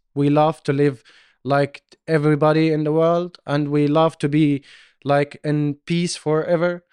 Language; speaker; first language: English; non-native, learner; Arabic